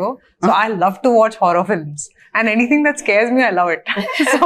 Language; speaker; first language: Telugu; non-native, fluent; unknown